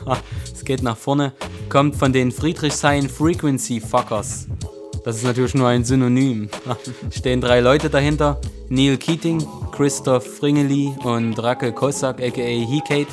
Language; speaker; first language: German; native; German